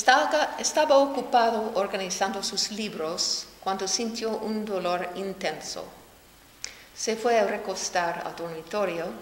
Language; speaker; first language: Spanish; non-native, fluent; English